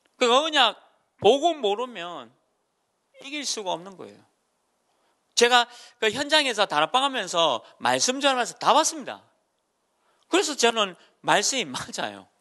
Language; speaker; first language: Korean; native; Korean